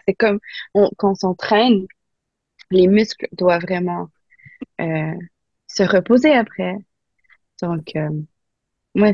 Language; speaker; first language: French; non-native, local second language; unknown